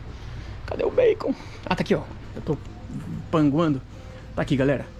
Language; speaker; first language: Portuguese; native; Portuguese